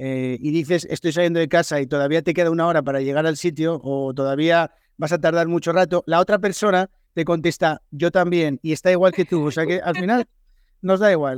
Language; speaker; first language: Spanish; native; Spanish